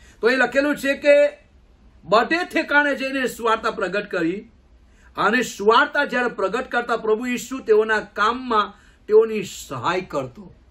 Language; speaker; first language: Gujarati; non-native, local second language; Gamit